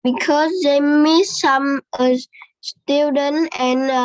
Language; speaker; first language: English; non-native, learner; Vietnamese